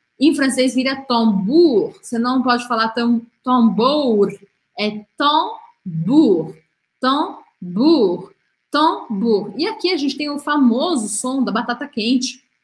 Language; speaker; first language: Portuguese; native; Portuguese